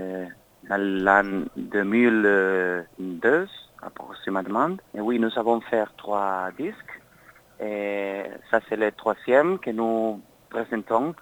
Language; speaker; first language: French; non-native, learner; Spanish